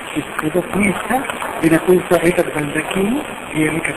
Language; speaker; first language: Russian; non-native, learner; Italian